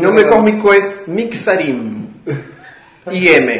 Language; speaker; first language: Spanish; native; Spanish